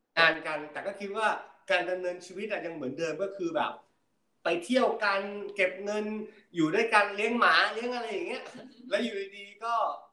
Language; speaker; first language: Thai; early bilingual, heritage; Thai